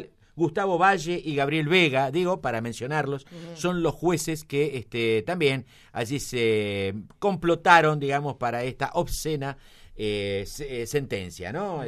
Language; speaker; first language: Spanish; native; Spanish